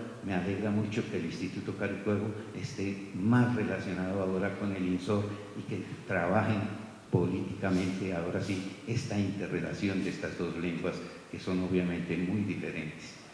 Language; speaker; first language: Spanish; native; Spanish